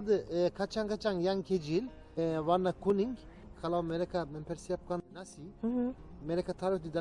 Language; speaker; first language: Indonesian; non-native, learner; Turkish